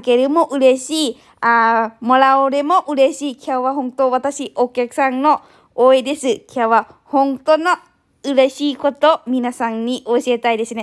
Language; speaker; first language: Japanese; non-native, learner; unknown